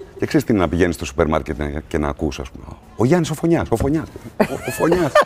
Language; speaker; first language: Greek; native; Greek